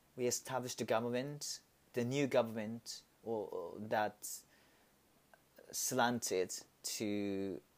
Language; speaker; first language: English; non-native, learner; Japanese